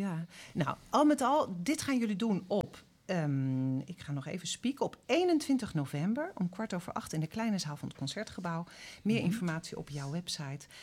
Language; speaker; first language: Dutch; native; Dutch